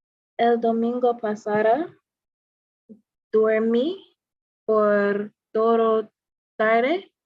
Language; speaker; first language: Spanish; non-native, learner; English